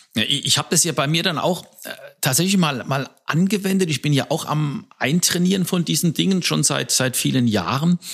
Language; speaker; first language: German; native; German